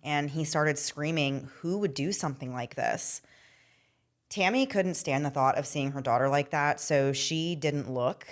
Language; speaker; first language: English; native; English